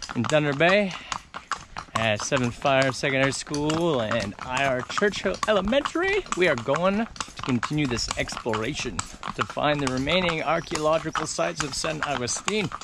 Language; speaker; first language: English; native; English